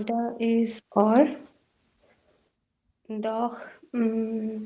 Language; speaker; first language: German; non-native, learner; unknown